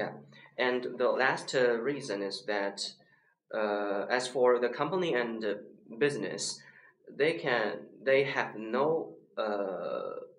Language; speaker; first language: English; non-native, learner; Chinese